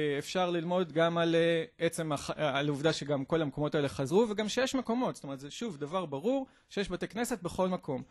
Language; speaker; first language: Hebrew; native; Hebrew